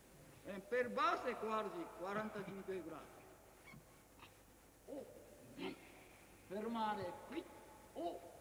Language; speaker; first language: Italian; non-native, learner; Japanese